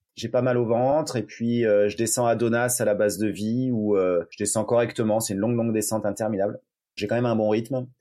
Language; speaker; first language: French; native; French